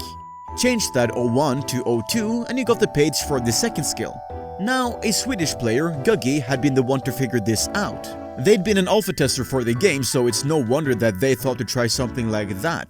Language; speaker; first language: English; native; English